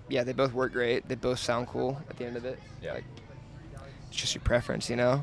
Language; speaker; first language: English; native; English